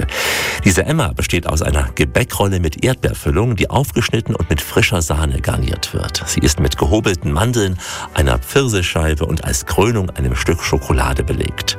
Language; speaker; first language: German; native; German